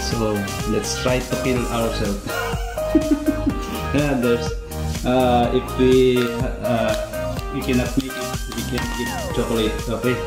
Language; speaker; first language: English; non-native, local second language; Filipino